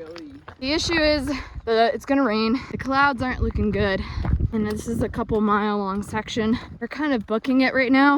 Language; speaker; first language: English; native; English